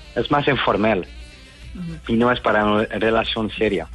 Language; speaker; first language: Spanish; non-native, learner; Dutch